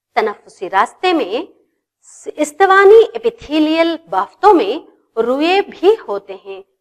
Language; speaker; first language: Urdu; native; Urdu